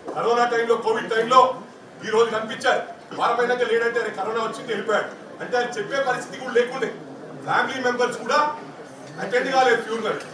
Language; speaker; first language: Telugu; native; Telugu